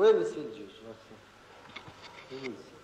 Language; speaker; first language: French; non-native, learner; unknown